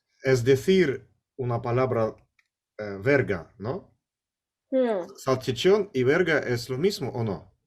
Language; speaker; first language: Spanish; non-native, learner; Russian